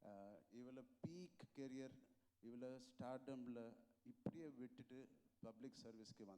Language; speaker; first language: Tamil; non-native, local second language; Telugu